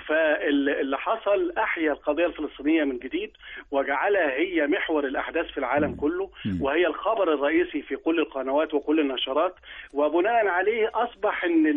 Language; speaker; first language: Arabic; native; Arabic